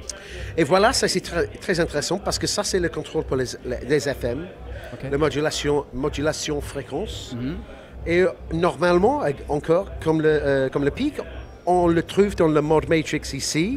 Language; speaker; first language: French; non-native, learner; English